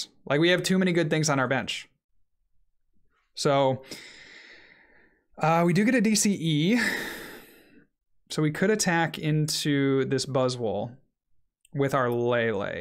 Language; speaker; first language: English; native; English